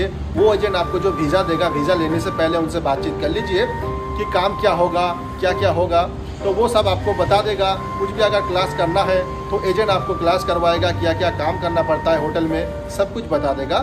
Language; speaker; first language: Hindi; non-native, local second language; Bangla